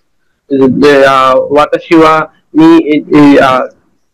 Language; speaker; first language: Japanese; non-native, learner; Bangla